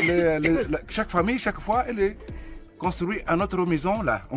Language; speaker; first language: French; non-native, local second language; Arabic